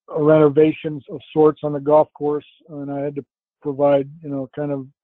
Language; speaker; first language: English; native; English